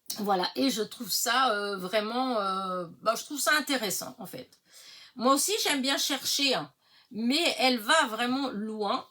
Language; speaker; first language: French; early bilingual, other home language; Portuguese